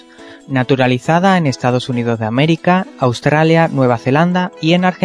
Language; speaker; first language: Spanish; native; Spanish